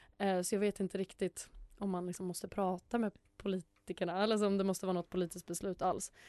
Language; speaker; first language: Swedish; native; Swedish